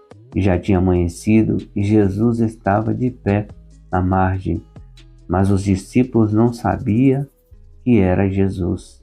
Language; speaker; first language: Portuguese; native; Portuguese